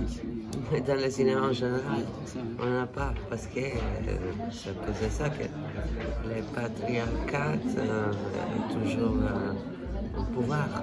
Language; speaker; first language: French; non-native, fluent; Italian